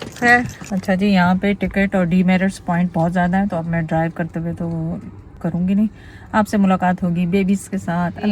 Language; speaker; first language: Urdu; native; Urdu